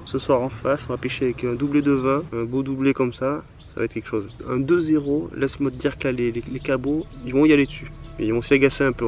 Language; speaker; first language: French; native; French